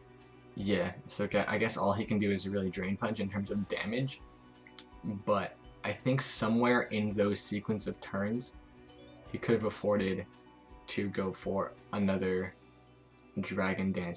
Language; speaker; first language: English; native; English